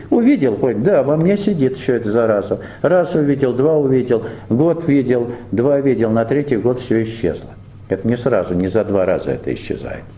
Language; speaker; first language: Russian; native; Russian